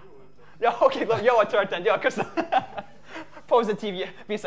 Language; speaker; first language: Hungarian; non-native, fluent; English